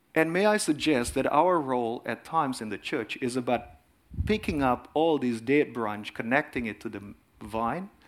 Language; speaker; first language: English; non-native, fluent; Indonesian